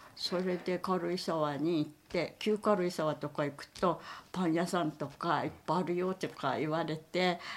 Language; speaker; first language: Japanese; native; Japanese